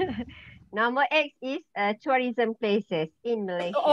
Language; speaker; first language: English; non-native, learner; Malay